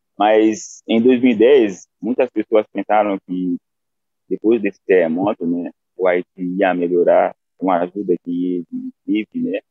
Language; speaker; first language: Portuguese; non-native, fluent; Haitian Creole